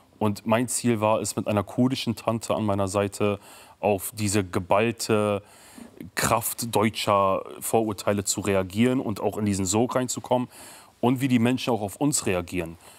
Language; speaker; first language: German; early bilingual, other home language; Kurdish